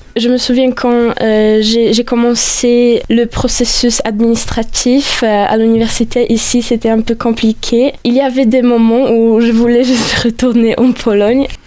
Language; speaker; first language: French; non-native, fluent; Polish